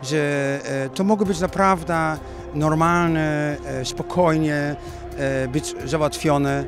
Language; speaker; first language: Polish; non-native, learner; Dutch